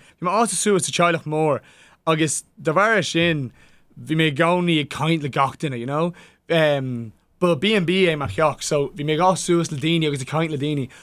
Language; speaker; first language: Irish; non-native, local second language; English